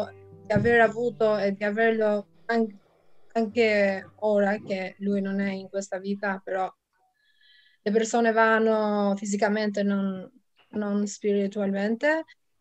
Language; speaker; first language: Italian; non-native, fluent; Albanian